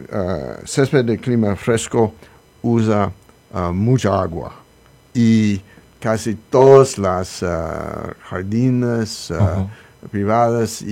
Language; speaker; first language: Spanish; non-native, learner; English